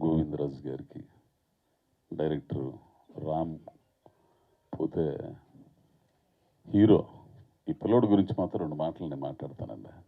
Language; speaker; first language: Telugu; native; Telugu